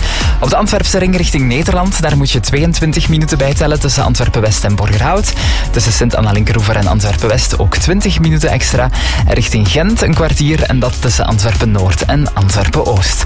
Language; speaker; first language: Dutch; native; Dutch